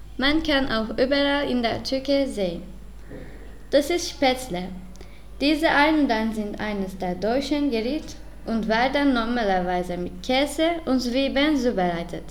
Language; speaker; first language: German; non-native, learner; Turkish